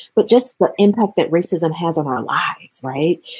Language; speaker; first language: English; native; English